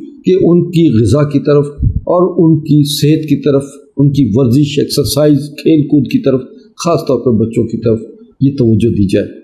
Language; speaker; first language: Urdu; native; Urdu